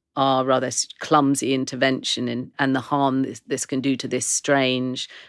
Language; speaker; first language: English; native; English